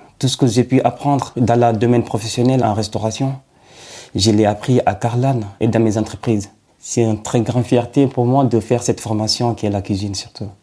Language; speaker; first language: French; non-native, fluent; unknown